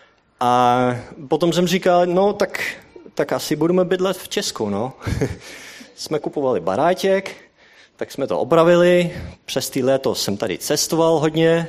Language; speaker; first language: Czech; non-native, learner; Dutch